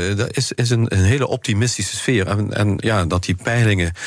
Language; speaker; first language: Dutch; native; Dutch